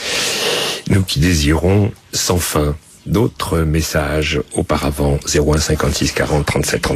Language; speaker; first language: French; native; French